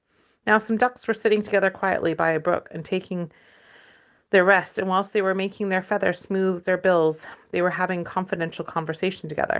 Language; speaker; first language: English; native; English